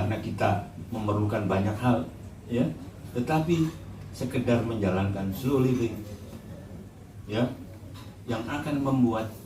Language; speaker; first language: Indonesian; non-native, local second language; Javanese